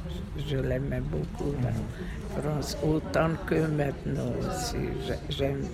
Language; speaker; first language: French; non-native, fluent; Hungarian